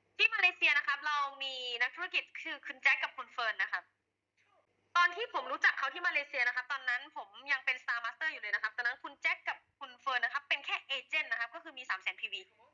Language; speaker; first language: Thai; native; Thai